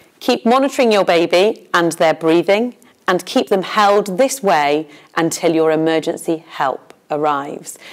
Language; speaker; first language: English; native; English